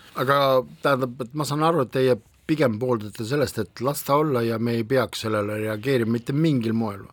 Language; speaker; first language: Estonian; non-native, local second language; Russian